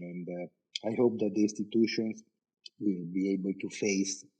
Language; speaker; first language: English; non-native, fluent; Italian